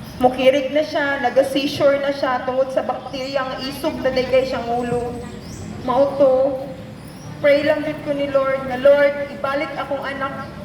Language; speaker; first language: Cebuano; native; Cebuano